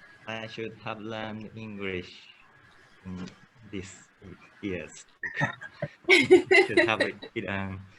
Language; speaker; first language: English; non-native, learner; Japanese